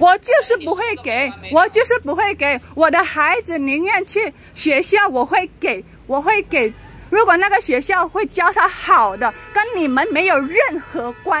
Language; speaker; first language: Chinese; non-native, fluent; Indonesian